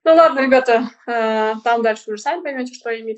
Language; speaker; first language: Russian; native; Russian